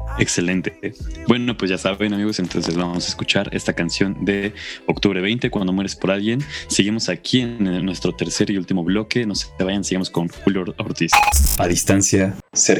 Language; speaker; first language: Spanish; native; Spanish